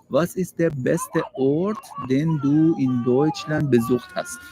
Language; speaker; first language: German; non-native, learner; Persian